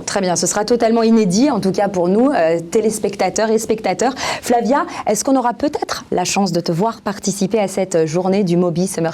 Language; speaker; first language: French; native; French